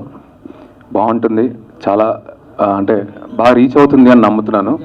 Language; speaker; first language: Telugu; native; Telugu